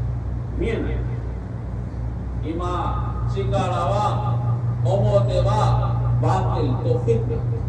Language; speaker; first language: Japanese; non-native, learner; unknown